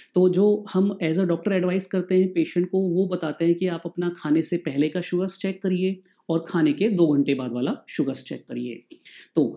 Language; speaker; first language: Hindi; native; Hindi